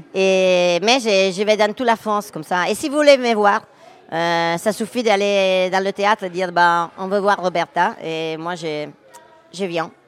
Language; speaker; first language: French; non-native, fluent; Italian